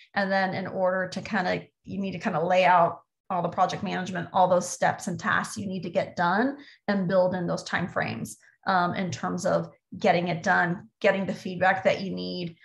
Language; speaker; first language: English; native; English